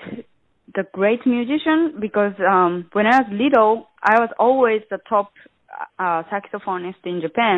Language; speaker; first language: English; non-native, learner; Japanese